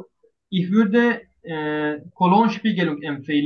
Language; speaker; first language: German; non-native, learner; Turkish